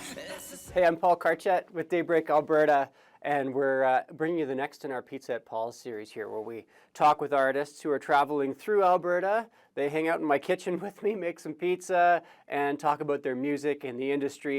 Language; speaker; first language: English; native; English